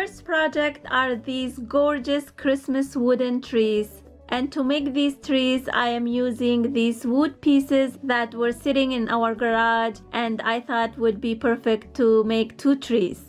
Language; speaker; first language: English; non-native, fluent; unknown